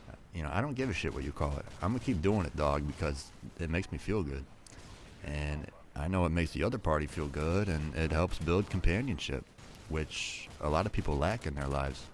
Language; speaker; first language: English; native; English